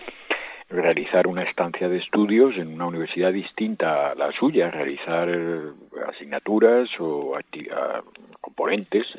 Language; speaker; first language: Spanish; native; Spanish